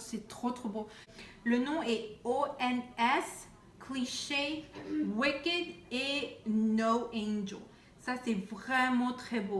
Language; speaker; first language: French; non-native, fluent; Spanish